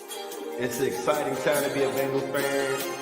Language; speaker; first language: English; native; English